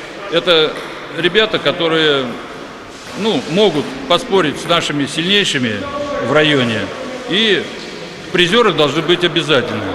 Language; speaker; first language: Russian; native; Russian